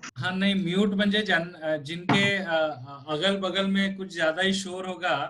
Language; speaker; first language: Hindi; non-native, local second language; Nepali